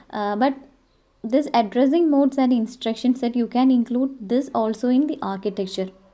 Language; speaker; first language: English; non-native, local second language; Malayalam